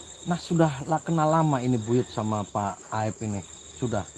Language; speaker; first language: Indonesian; native; Indonesian